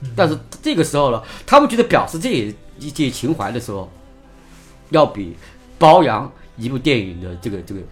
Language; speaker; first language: Chinese; native; Chinese